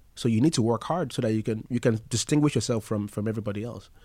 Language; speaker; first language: English; non-native, local second language; Yoruba